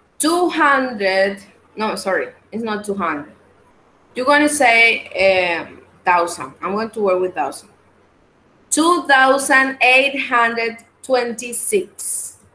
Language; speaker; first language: English; non-native, fluent; Spanish